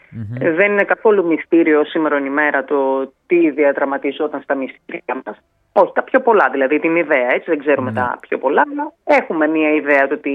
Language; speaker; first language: Greek; native; Greek